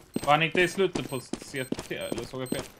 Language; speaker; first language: Swedish; native; Swedish